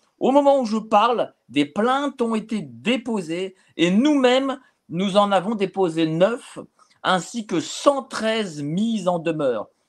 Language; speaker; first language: French; native; French